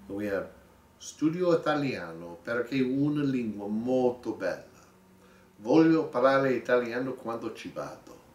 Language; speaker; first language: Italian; non-native, learner; English